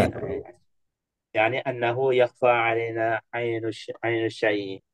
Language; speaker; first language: Arabic; non-native, fluent; Indonesian